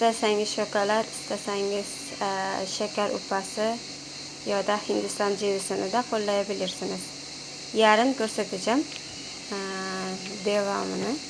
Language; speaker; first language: Turkish; non-native, learner; Uzbek